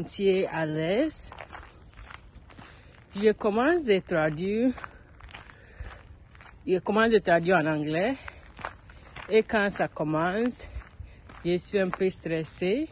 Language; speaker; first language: French; non-native, learner; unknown